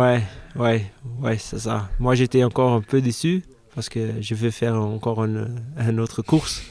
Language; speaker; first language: French; non-native, local second language; Dutch